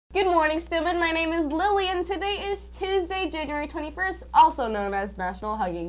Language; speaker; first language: English; native; English